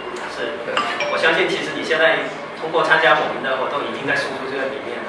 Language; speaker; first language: Chinese; native; Chinese